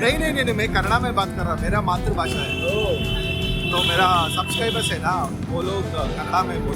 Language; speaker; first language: Hindi; non-native, local second language; Kannada